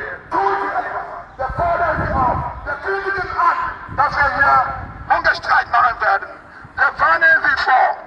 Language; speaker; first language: German; non-native, fluent; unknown